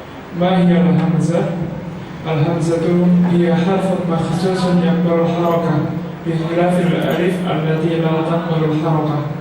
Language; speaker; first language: Arabic; non-native, learner; Indonesian